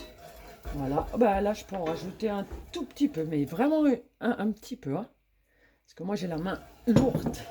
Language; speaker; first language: French; native; French